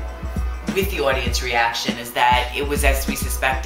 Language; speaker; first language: English; native; English